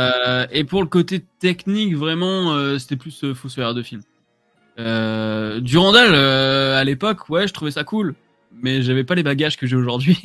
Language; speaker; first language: French; native; French